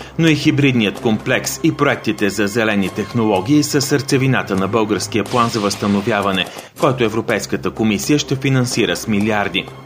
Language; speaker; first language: Bulgarian; native; Bulgarian